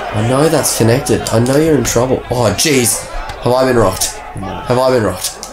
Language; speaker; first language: English; native; English